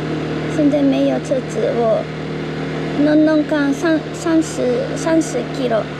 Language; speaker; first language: Chinese; non-native, fluent; Japanese